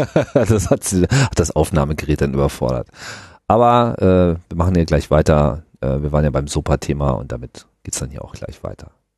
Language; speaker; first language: German; native; German